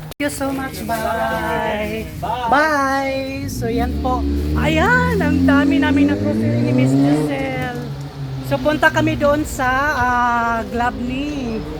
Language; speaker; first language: Filipino; non-native, local second language; Cebuano